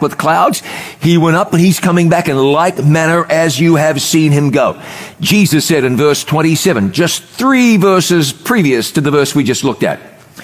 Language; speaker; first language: English; native; English